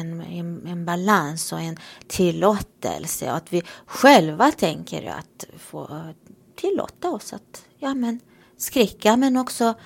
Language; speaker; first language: Swedish; non-native, fluent; Romanian